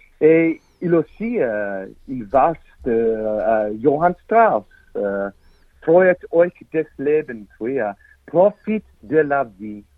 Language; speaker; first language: French; non-native, learner; English